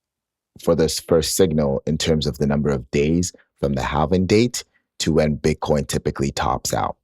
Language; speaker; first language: English; native; English